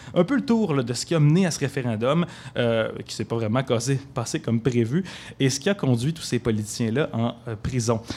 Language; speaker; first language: French; native; French